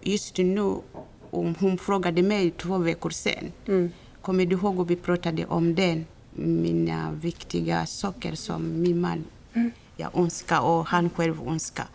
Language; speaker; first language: Swedish; non-native, learner; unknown